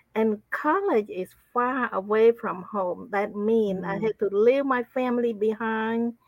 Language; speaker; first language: English; non-native, fluent; Khmer